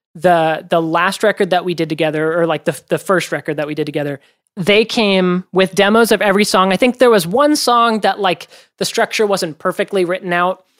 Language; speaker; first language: English; native; English